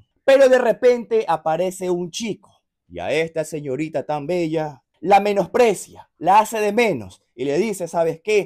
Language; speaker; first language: Spanish; native; Spanish